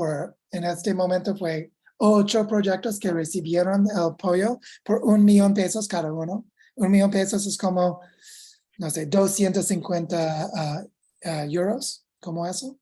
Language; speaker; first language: Spanish; non-native, fluent; English